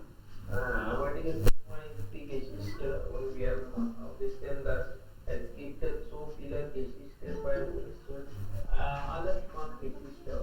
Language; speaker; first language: German; non-native, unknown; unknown